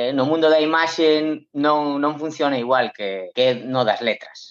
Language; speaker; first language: Galician; non-native, local second language; Spanish